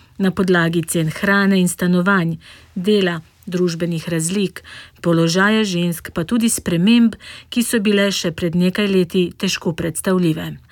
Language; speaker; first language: Slovenian; native; Slovenian